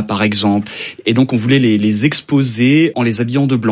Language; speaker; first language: French; native; French